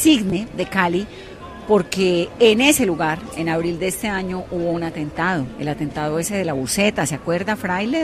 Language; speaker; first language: Spanish; native; Spanish